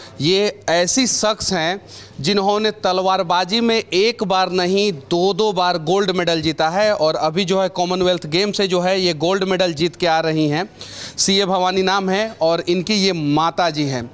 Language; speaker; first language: Hindi; native; Hindi